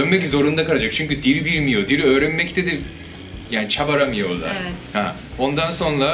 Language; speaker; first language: Turkish; non-native, fluent; Japanese